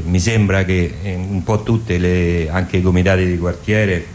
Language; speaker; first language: Italian; native; Italian